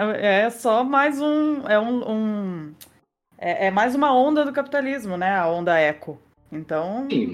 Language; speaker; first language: Portuguese; native; Portuguese